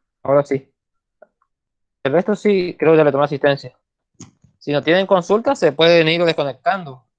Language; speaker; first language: Spanish; native; Spanish